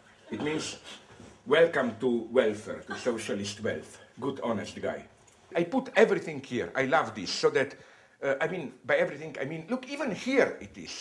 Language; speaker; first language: English; non-native, fluent; Slovenian